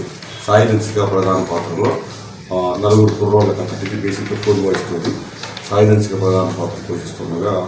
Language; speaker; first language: Telugu; native; Telugu